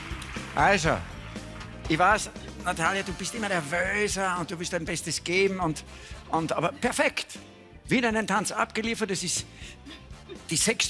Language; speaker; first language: German; native; German